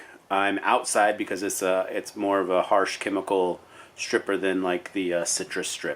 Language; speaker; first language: English; native; English